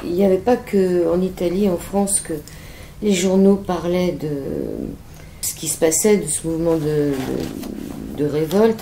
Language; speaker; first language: French; native; French